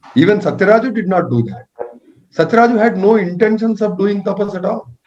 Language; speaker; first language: English; non-native, local second language; Telugu